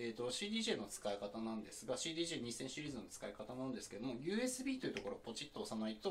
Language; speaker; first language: Japanese; native; Japanese